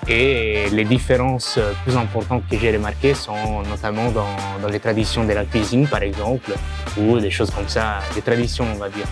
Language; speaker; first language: French; non-native, fluent; Italian